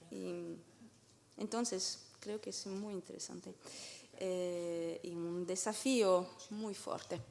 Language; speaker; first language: Spanish; non-native, learner; French